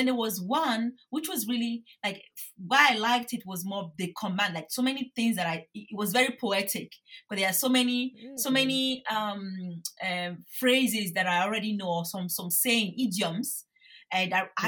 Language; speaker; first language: English; non-native, local second language; Bini